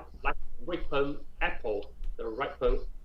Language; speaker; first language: English; non-native, learner; Chinese